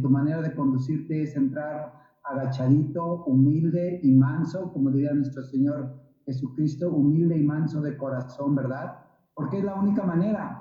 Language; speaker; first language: Spanish; native; Spanish